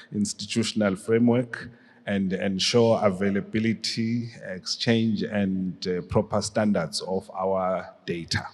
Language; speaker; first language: English; non-native, local second language; Swati